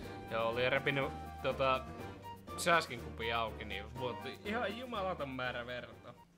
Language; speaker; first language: Finnish; native; Finnish